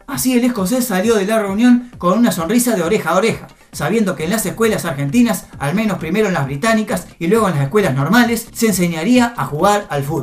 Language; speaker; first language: Spanish; native; Spanish